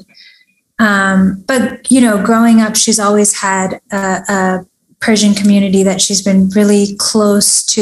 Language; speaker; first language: English; early bilingual, other home language; Persian